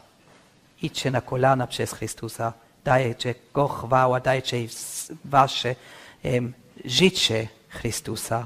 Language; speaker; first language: Polish; non-native, learner; English